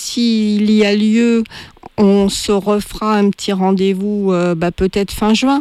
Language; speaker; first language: French; native; French